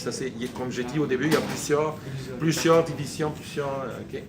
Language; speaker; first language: French; native; French